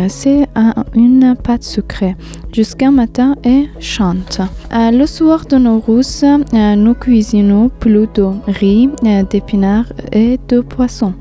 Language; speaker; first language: French; non-native, learner; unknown